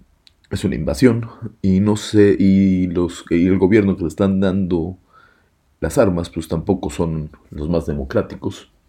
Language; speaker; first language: Spanish; native; Spanish